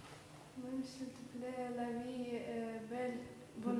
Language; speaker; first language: French; non-native, learner; Russian